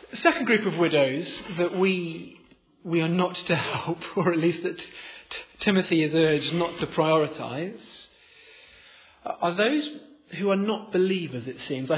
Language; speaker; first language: English; native; English